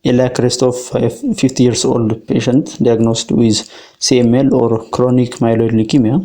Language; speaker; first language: English; non-native, local second language; Amharic